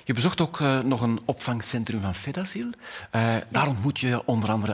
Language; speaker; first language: Dutch; native; Dutch